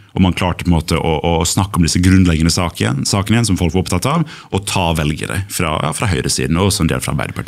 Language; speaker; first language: Norwegian; early bilingual, other home language; English